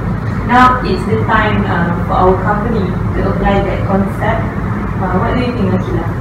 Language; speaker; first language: English; non-native, local second language; Malay